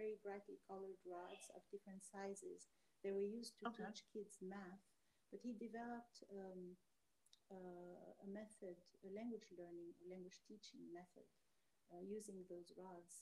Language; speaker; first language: English; non-native, fluent; Arabic